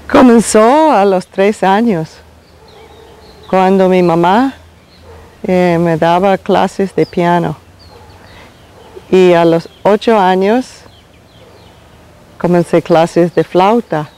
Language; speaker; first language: Spanish; non-native, fluent; English